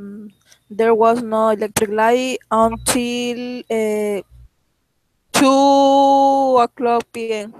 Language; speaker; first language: English; non-native, learner; Spanish